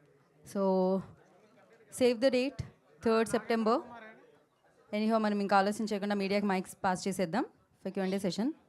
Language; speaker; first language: Telugu; native; Telugu